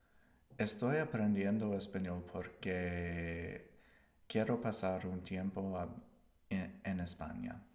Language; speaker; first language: Spanish; non-native, learner; English